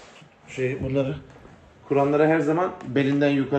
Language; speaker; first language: Turkish; native; Turkish